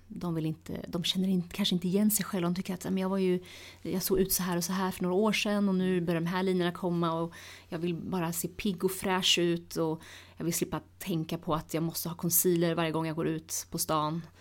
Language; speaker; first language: Swedish; early bilingual, other home language; Tigrinya